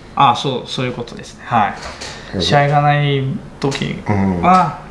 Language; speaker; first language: Japanese; non-native, learner; Portuguese